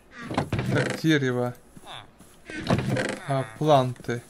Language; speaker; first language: Russian; native; Russian